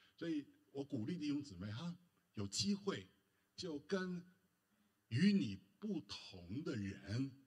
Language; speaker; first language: Chinese; native; Chinese